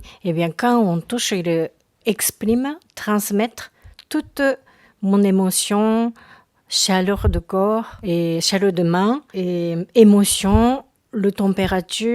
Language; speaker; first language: French; non-native, learner; Japanese